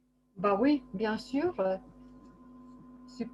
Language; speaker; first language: French; non-native, fluent; Lithuanian